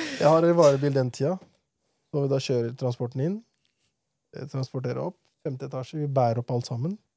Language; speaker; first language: Norwegian; early bilingual, other home language; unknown